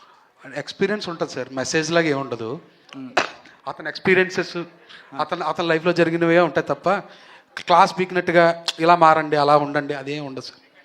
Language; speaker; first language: Telugu; native; Telugu